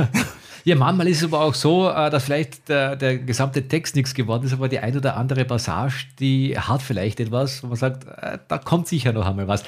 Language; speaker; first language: German; native; German